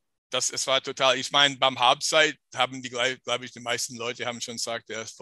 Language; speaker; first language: German; non-native, fluent; English